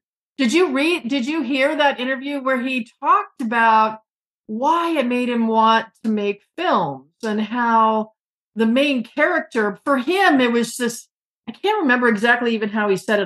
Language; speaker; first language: English; native; English